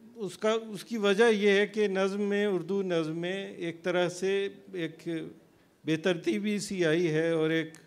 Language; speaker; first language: Urdu; non-native, local second language; Baluchi